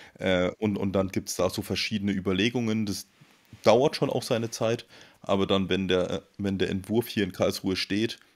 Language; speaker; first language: German; native; German